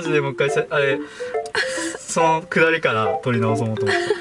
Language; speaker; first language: Japanese; native; Japanese